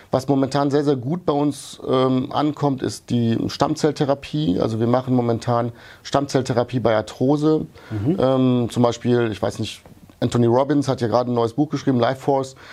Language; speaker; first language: German; early bilingual, other home language; Hungarian